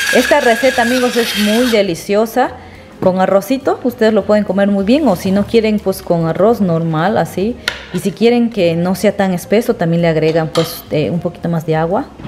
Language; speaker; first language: Spanish; native; Spanish